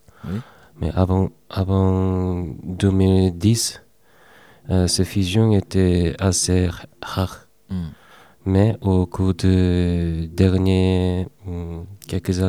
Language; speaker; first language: French; non-native, learner; Korean